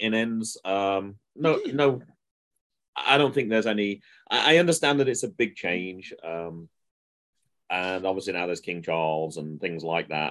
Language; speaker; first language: English; native; English